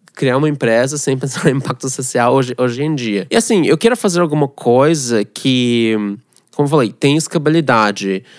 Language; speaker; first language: Portuguese; non-native, fluent; Russian